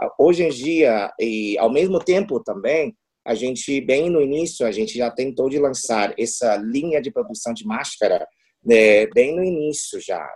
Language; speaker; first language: Portuguese; non-native, fluent; Chinese